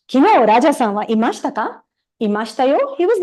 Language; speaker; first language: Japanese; non-native, fluent; Tamil